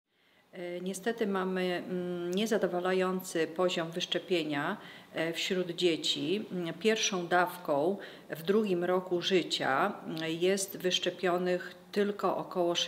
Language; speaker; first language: Polish; native; Polish